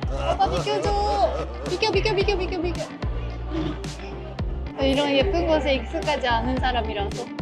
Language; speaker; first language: Korean; early bilingual, heritage; Japanese